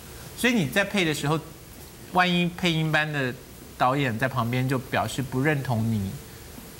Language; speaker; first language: Chinese; native; Chinese